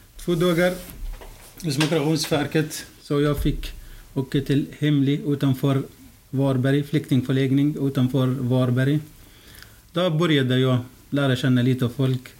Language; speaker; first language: Swedish; non-native, fluent; Arabic